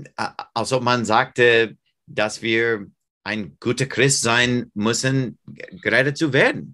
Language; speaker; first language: German; non-native, fluent; English